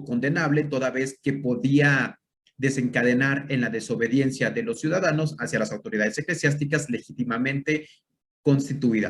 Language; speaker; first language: Spanish; native; Spanish